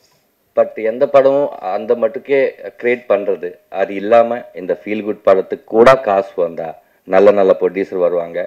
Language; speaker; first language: Tamil; non-native, local second language; Telugu